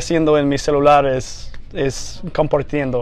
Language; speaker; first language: Spanish; non-native, fluent; English